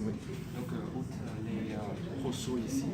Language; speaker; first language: French; non-native, fluent; Vietnamese